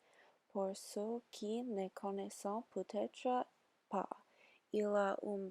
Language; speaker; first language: French; non-native, learner; English